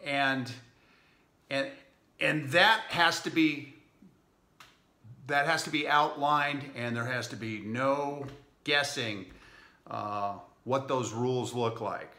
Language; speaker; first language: English; native; English